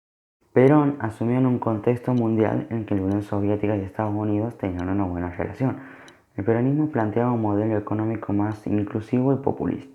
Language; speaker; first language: Spanish; native; Spanish